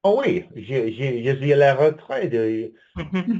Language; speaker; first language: French; non-native, learner; English